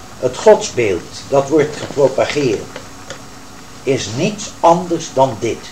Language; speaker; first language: Dutch; native; Dutch